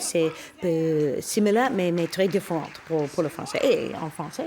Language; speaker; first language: French; non-native, learner; English